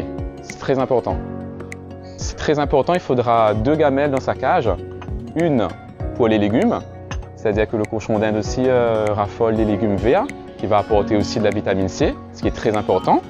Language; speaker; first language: French; native; French